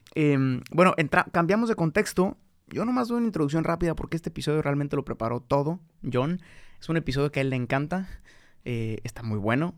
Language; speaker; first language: Spanish; native; Spanish